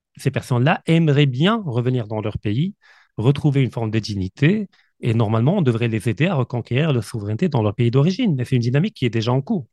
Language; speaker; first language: French; non-native, local second language; Arabic